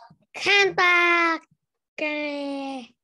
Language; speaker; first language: Chinese; non-native, learner; Vietnamese